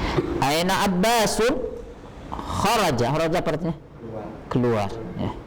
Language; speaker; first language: Indonesian; native; Indonesian